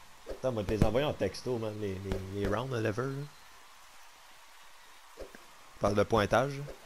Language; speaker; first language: French; native; French